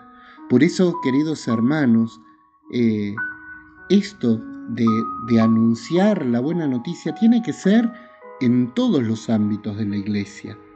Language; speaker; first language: Spanish; native; Spanish